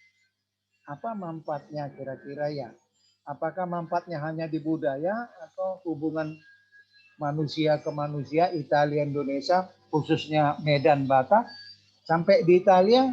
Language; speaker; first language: Indonesian; native; Indonesian